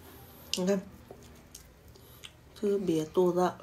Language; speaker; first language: Chinese; non-native, fluent; Vietnamese